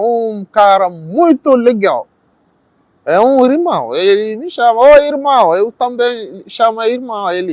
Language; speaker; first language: Portuguese; non-native, learner; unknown